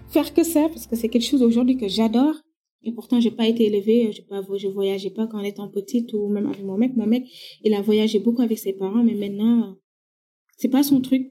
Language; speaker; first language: French; non-native, local second language; Wolof